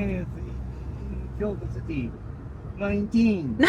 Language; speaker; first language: English; non-native, learner; Japanese